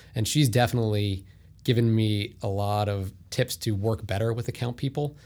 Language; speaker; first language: English; native; English